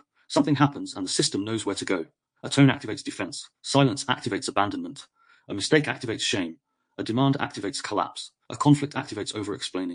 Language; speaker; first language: English; native; English